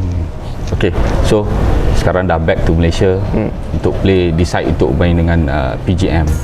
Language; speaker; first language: Malay; native; Malay